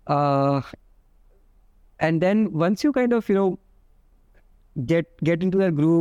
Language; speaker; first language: English; non-native, local second language; Hindi